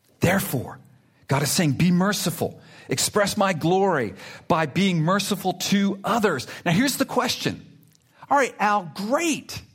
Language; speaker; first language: English; early bilingual, other home language; Spanish